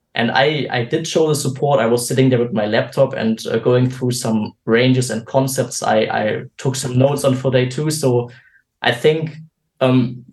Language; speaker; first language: English; non-native, fluent; German